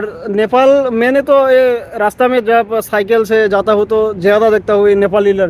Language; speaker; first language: Hindi; non-native, fluent; Bangla